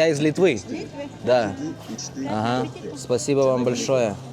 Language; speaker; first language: Russian; non-native, learner; Lithuanian